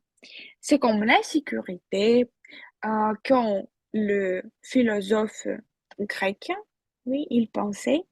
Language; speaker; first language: French; non-native, fluent; Russian